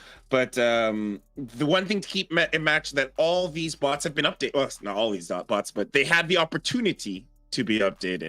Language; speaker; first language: English; native; English